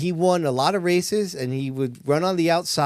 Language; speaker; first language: English; native; English